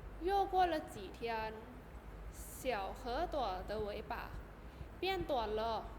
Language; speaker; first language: Chinese; non-native, fluent; Thai